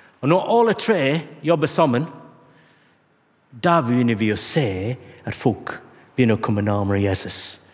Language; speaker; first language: Norwegian; non-native, fluent; English